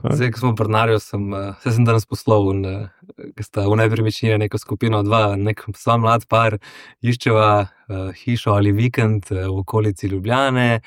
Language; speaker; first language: Slovenian; early bilingual, other home language; Serbian